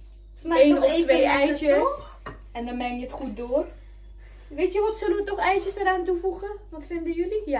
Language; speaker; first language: Dutch; native; Dutch